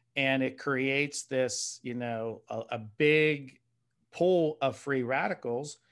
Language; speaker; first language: English; native; English